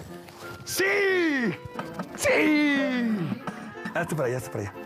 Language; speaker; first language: Spanish; native; Spanish